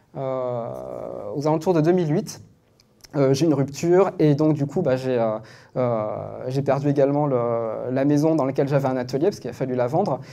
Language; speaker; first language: French; native; French